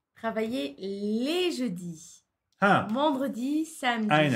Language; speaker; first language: French; non-native, fluent; Turkish